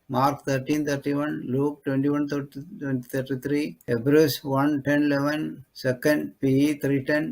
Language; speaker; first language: English; non-native, local second language; Malayalam